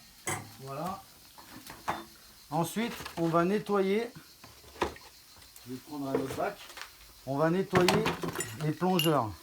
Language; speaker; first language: French; native; French